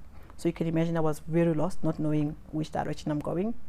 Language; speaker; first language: English; non-native, local second language; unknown